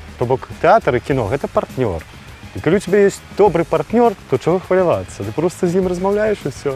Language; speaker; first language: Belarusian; non-native, local second language; Russian